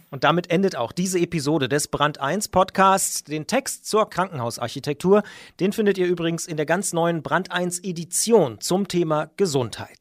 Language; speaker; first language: German; native; German